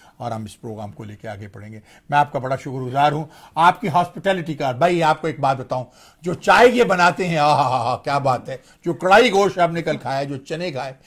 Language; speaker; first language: Urdu; native; Urdu